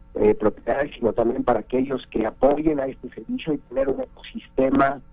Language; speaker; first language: Spanish; native; Spanish